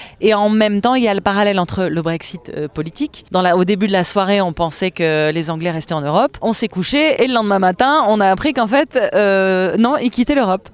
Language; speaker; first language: French; native; French